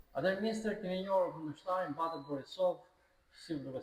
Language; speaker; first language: Albanian; native; Albanian